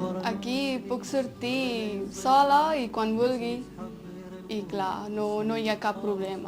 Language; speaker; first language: Catalan; non-native, fluent; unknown